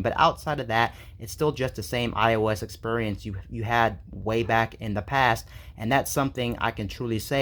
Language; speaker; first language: English; native; English